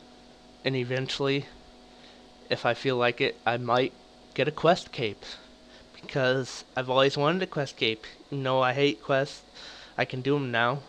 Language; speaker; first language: English; native; English